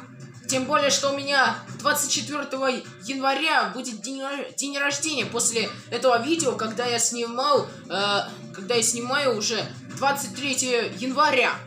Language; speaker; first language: Russian; native; Russian